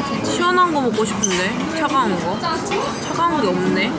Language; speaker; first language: Korean; native; Korean